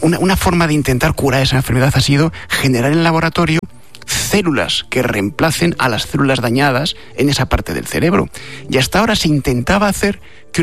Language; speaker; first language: Spanish; native; Spanish